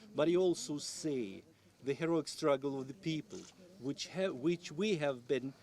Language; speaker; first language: English; non-native, fluent; Ukrainian